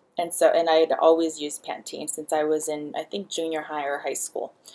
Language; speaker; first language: English; early bilingual, other home language; Spanish